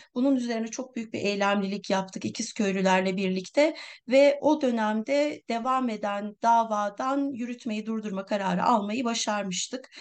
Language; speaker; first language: Turkish; native; Turkish